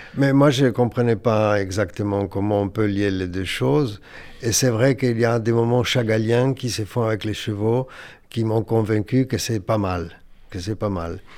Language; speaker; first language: French; non-native, fluent; Yiddish